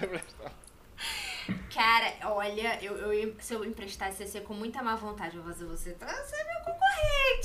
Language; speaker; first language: Portuguese; native; Portuguese